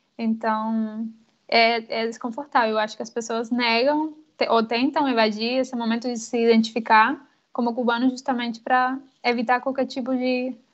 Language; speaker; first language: Portuguese; non-native, fluent; Spanish